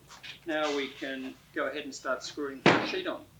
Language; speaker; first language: English; native; English